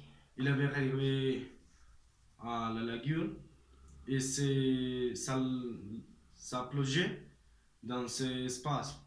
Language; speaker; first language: French; non-native, learner; Spanish